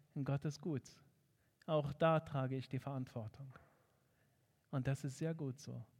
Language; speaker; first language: German; non-native, fluent; Arabic